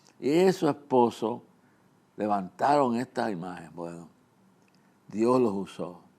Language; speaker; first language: Spanish; non-native, fluent; English